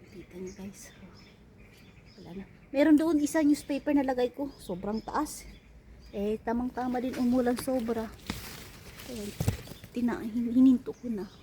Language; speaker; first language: Filipino; non-native, local second language; Chavacano